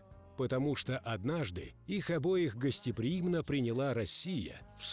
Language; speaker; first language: Russian; native; Russian